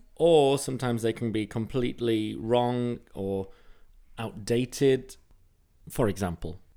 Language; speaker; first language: English; native; English